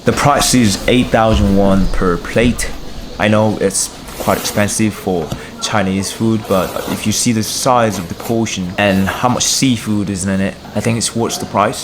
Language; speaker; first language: English; non-native, learner; Korean